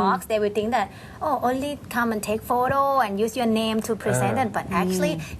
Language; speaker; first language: English; non-native, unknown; Thai